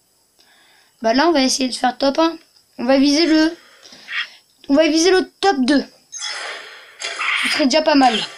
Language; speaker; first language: French; native; French